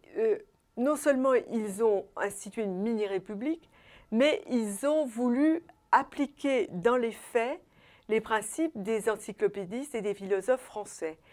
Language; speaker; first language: French; native; French